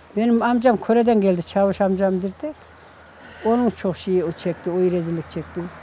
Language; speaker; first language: Turkish; native; Turkish